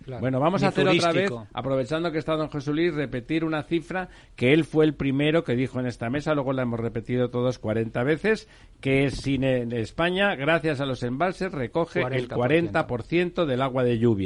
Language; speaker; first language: Spanish; native; Spanish